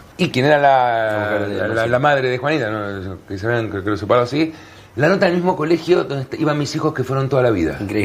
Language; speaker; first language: Spanish; native; Spanish